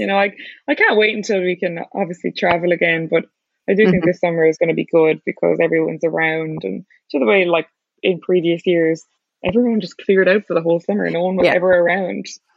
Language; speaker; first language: English; native; English